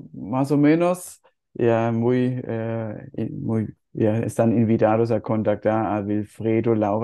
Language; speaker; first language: Spanish; non-native, fluent; German